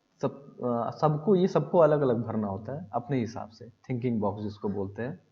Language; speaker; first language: Hindi; native; Hindi